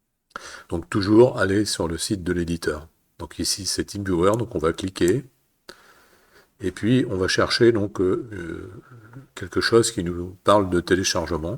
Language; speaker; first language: French; native; French